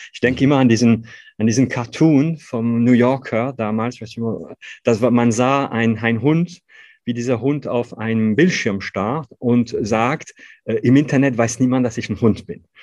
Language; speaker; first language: German; non-native, fluent; French